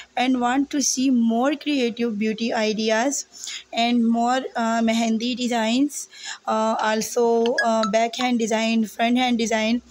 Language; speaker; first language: English; non-native, local second language; Urdu